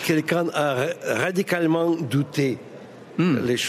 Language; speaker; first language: French; non-native, fluent; Russian